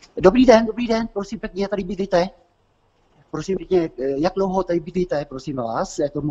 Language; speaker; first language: Czech; non-native, learner; Vietnamese